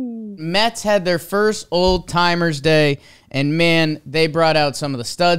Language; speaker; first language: English; native; English